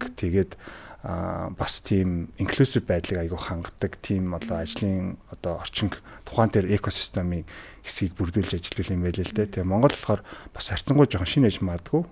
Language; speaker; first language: Mongolian; native; Mongolian